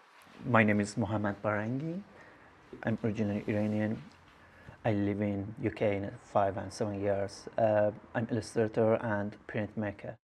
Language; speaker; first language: English; non-native, learner; Persian